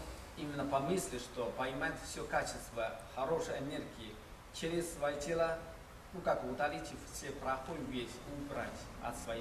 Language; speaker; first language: Russian; non-native, learner; Chinese